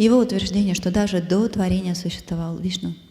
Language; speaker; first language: Russian; native; Russian